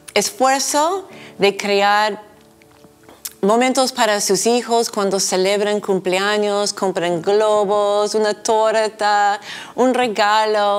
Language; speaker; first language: Spanish; non-native, fluent; English